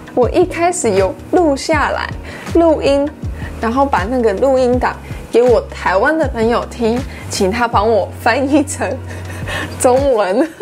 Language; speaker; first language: Chinese; non-native, fluent; English